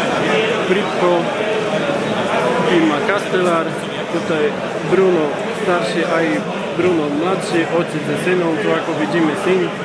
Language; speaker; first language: Polish; non-native, learner; Slovak